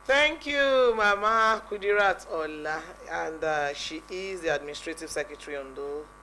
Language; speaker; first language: English; non-native, local second language; Yoruba